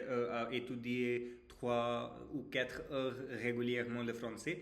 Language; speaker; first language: French; non-native, learner; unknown